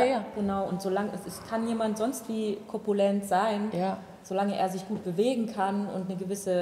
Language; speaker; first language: German; native; German